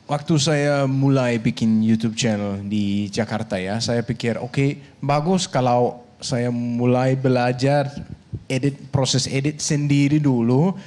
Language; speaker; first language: Indonesian; non-native, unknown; Danish